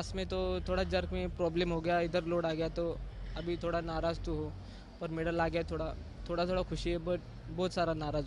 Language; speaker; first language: Hindi; non-native, local second language; Marathi